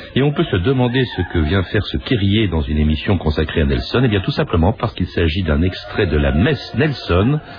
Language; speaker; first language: French; native; French